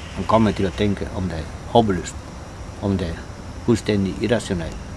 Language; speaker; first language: Danish; non-native, fluent; Italian